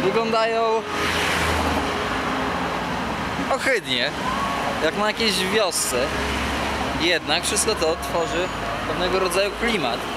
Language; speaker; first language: Polish; native; Polish